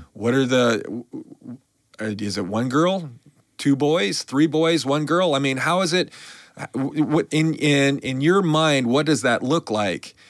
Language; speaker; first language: English; native; English